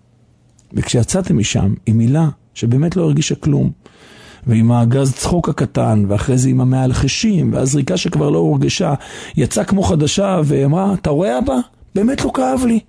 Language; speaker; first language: Hebrew; native; Hebrew